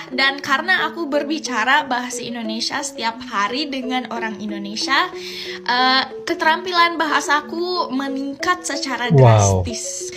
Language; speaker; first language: Indonesian; non-native, fluent; English